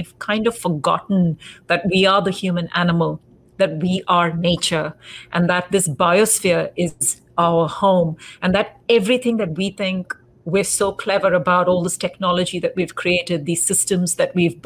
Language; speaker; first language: English; native; English